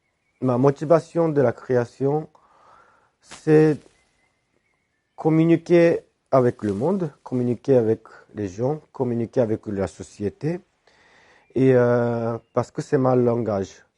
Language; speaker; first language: French; non-native, fluent; Japanese